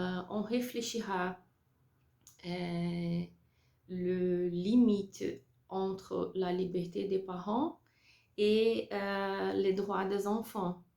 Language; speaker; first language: French; non-native, learner; Portuguese